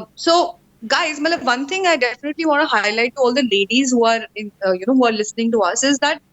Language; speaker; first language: English; non-native, local second language; Hindi